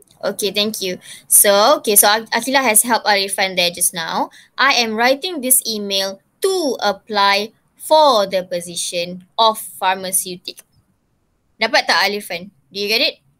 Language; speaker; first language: English; non-native, local second language; Malay